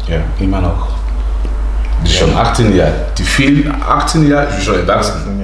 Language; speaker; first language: German; early bilingual, other home language; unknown